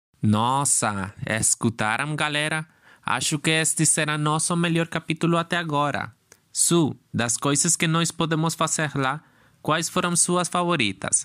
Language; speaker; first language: Portuguese; non-native, learner; Spanish